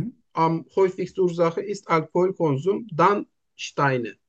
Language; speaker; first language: German; non-native, learner; Turkish